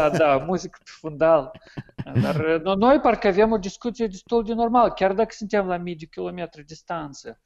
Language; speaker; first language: Romanian; native; Romanian